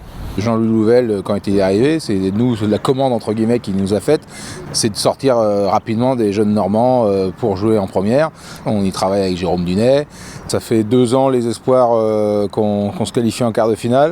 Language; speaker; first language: French; native; French